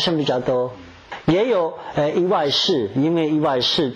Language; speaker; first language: Chinese; non-native, fluent; English